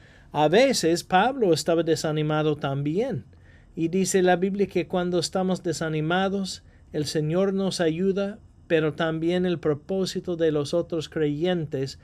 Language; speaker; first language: Spanish; non-native, fluent; English